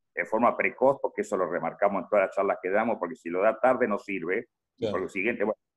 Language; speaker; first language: Spanish; native; Spanish